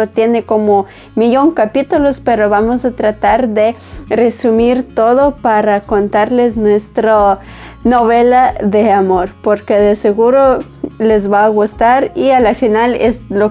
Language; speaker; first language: Spanish; non-native, fluent; Ukrainian